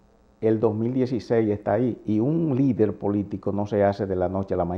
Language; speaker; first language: Spanish; native; Spanish